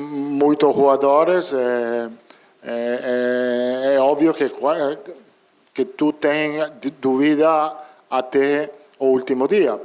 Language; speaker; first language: Portuguese; non-native, learner; Italian